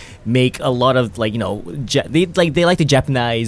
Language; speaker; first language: English; non-native, local second language; Japanese